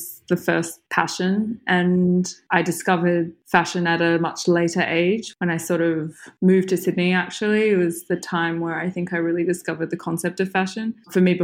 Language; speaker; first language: English; native; English